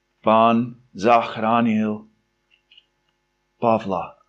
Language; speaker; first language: Czech; non-native, fluent; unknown